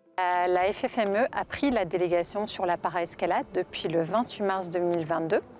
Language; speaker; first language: French; native; French